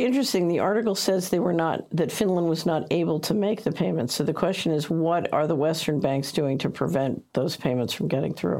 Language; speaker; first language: English; native; English